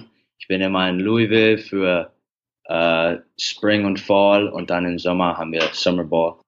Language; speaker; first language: German; early bilingual, heritage; English